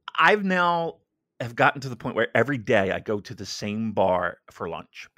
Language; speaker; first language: English; native; English